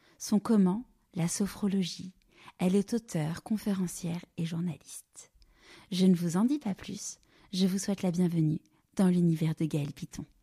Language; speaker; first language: French; native; French